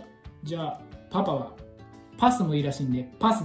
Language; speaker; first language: Japanese; native; Japanese